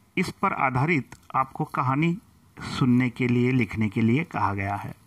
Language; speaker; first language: Hindi; non-native, local second language; Marathi